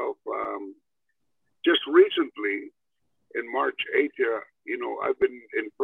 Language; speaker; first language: English; non-native, fluent; Cree